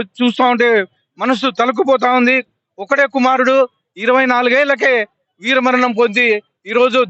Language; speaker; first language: Telugu; native; Telugu